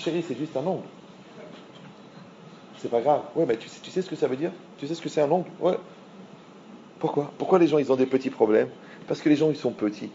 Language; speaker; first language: French; native; French